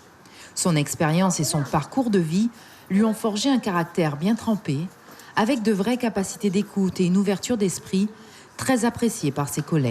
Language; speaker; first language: French; native; French